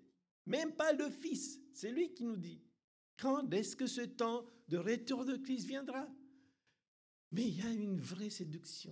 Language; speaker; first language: French; non-native, fluent; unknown